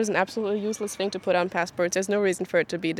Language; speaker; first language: English; non-native, fluent; German